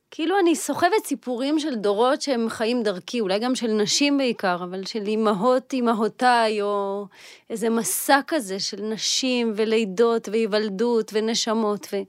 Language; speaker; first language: Hebrew; early bilingual, other home language; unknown